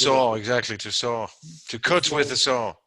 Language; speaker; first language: English; native; English